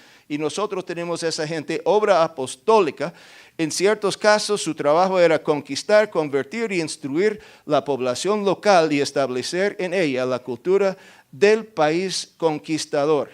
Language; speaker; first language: Spanish; non-native, fluent; English